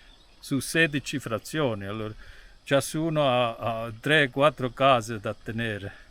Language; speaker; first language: Italian; non-native, fluent; German